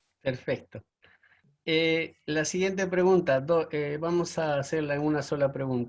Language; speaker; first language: Spanish; native; Spanish